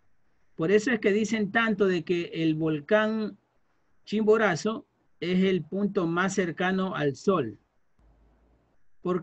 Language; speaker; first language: Spanish; native; Spanish